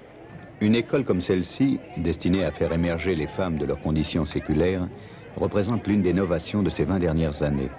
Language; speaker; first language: French; native; French